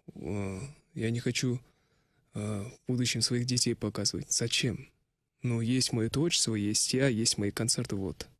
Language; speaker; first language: Russian; non-native, local second language; Kazakh